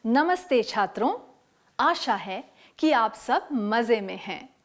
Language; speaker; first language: Hindi; native; Hindi